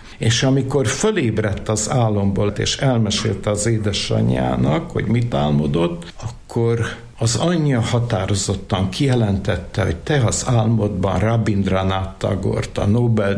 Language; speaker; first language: Hungarian; native; Hungarian